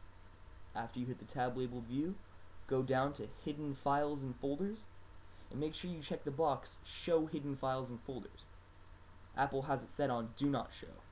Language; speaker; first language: English; native; English